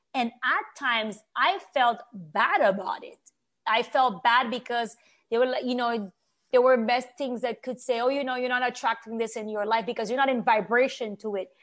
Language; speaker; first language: English; non-native, fluent; Haitian Creole